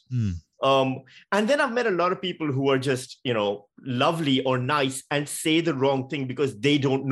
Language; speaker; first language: English; non-native, local second language; Urdu